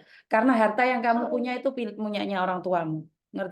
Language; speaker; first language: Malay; non-native, local second language; Javanese